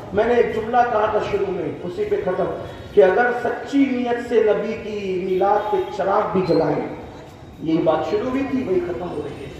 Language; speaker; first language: Urdu; native; Urdu